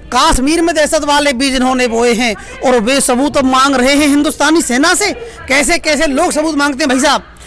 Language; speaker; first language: Hindi; native; Hindi